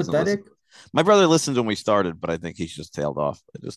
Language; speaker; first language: English; native; English